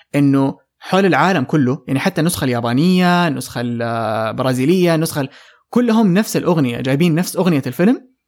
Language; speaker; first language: Arabic; native; Arabic